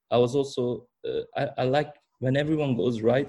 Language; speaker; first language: English; early bilingual, other home language; German